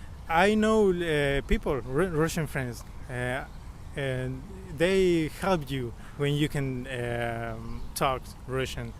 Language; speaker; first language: English; non-native, learner; Spanish